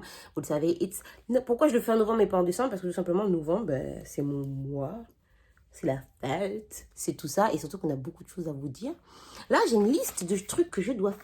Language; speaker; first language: French; native; French